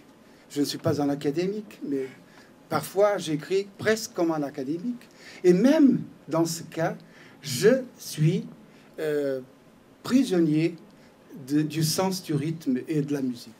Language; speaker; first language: French; non-native, fluent; Portuguese